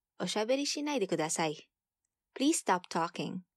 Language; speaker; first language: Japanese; non-native, fluent; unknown